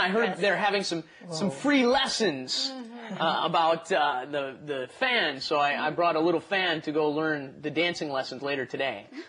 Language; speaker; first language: English; native; English